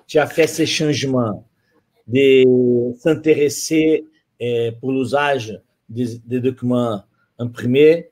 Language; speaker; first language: French; non-native, fluent; Portuguese